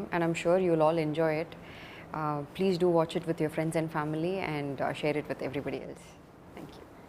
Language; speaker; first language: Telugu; non-native, fluent; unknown